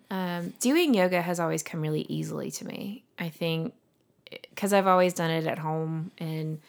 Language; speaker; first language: English; native; English